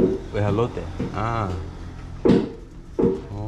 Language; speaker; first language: Spanish; non-native, learner; English